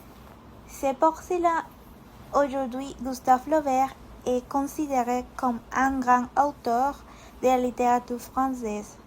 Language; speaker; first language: French; non-native, learner; Spanish